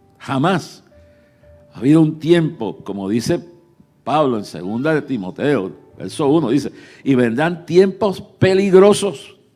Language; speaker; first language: Spanish; early bilingual, heritage; Spanish